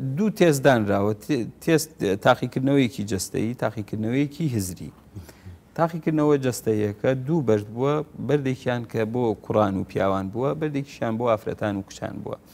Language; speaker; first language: Central Kurdish; non-native, local second language; Gurani